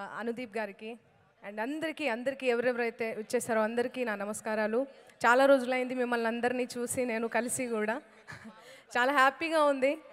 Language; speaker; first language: Telugu; native; Telugu